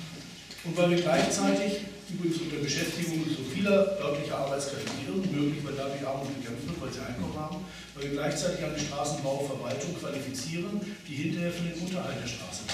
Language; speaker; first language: German; native; German